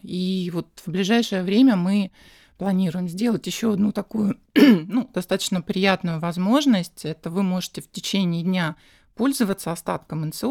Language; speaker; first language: Russian; native; Russian